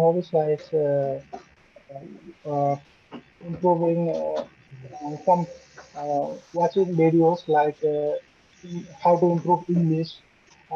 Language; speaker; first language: English; non-native, learner; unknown